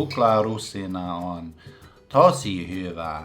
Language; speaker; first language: Finnish; non-native, learner; English